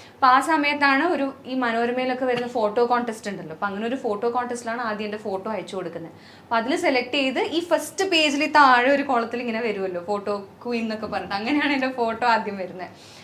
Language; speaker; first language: Malayalam; native; Malayalam